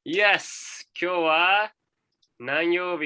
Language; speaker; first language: Japanese; non-native, fluent; English